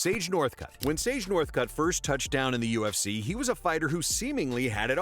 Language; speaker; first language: English; native; English